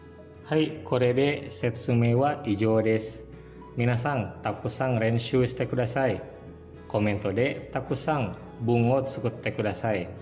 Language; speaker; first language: Japanese; non-native, fluent; Indonesian